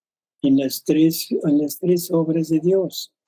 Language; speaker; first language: Spanish; native; Spanish